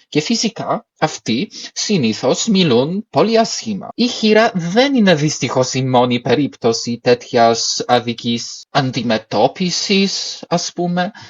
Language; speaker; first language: Greek; non-native, fluent; Polish